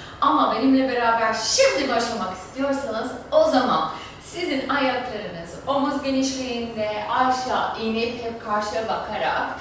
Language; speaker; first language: Turkish; non-native, fluent; German